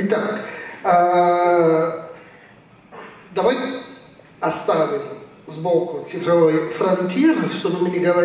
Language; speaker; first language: Russian; non-native, fluent; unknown